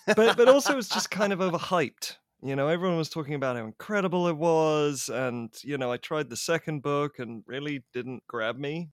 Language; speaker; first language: English; native; English